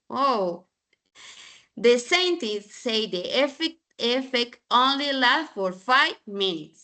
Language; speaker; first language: English; non-native, learner; Spanish